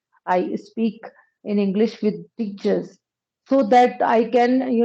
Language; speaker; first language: English; non-native, local second language; Punjabi